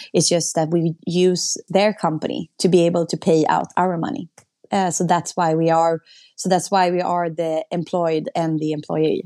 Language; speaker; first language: English; non-native, fluent; Swedish